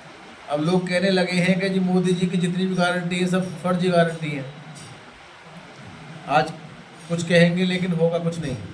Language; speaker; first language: Hindi; native; Hindi